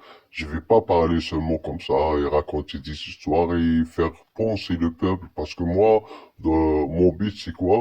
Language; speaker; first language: French; non-native, learner; Arabic